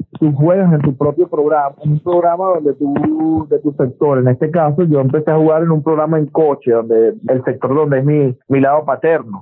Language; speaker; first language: Spanish; native; Spanish